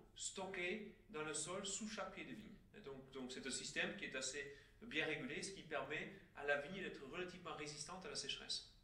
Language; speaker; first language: French; native; French